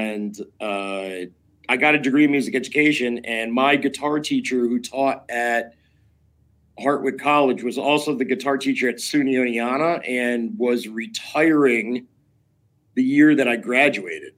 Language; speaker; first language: English; native; English